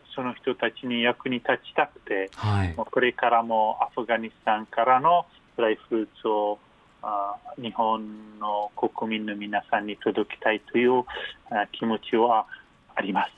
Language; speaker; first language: Japanese; non-native, fluent; Persian